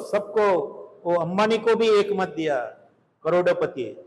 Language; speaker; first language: Hindi; non-native, local second language; Marathi